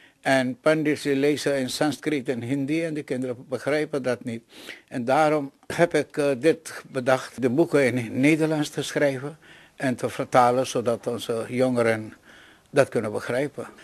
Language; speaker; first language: Dutch; non-native, local second language; Caribbean Hindustani